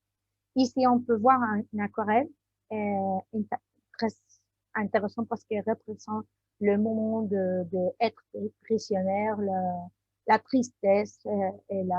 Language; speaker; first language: French; non-native, learner; Spanish